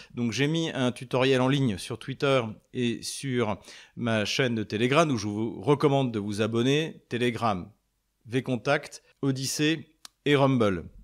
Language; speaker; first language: French; native; French